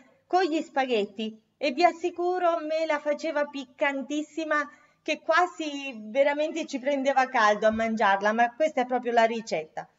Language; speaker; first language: Italian; native; Italian